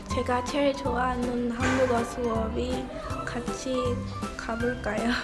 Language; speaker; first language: Korean; non-native, fluent; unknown